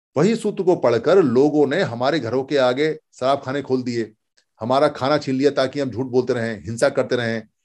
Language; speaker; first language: Hindi; native; Hindi